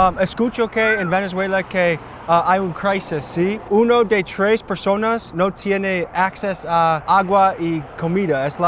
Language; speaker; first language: Spanish; non-native, learner; English